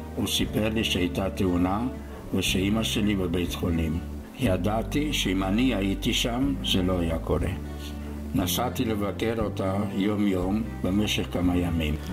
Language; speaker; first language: Hebrew; non-native, fluent; Romanian